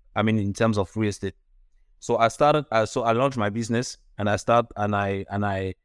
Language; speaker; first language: English; non-native, local second language; French